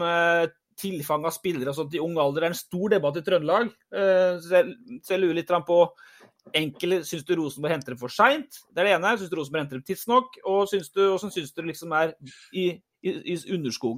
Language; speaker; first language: Norwegian; native; Norwegian